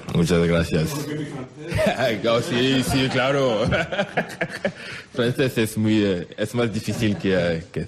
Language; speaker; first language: Spanish; non-native, learner; French